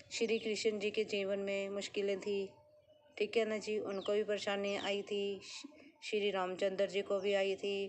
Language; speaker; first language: Hindi; native; Hindi